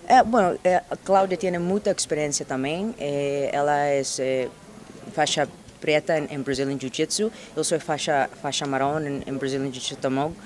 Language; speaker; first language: Portuguese; non-native, learner; Spanish